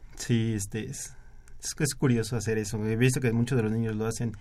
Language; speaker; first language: Spanish; native; Spanish